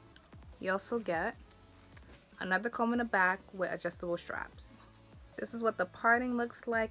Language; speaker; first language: English; native; English